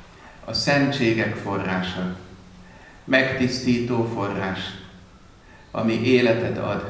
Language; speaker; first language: Hungarian; native; Hungarian